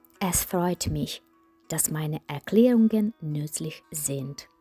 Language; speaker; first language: German; non-native, fluent; Ukrainian